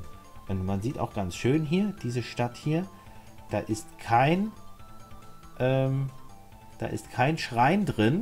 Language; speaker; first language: German; native; German